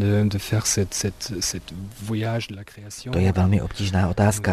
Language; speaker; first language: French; non-native, learner; Czech